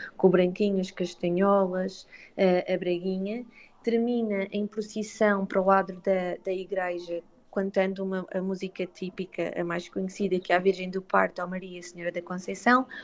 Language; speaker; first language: Portuguese; native; Portuguese